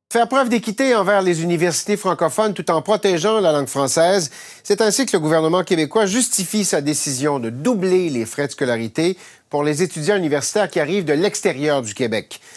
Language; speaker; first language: French; non-native, local second language; English